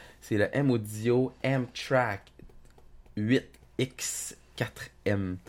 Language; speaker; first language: French; native; French